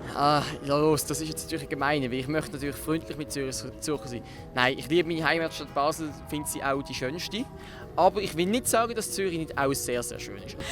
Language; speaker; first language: German; native; German